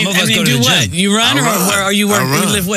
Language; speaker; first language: English; native; English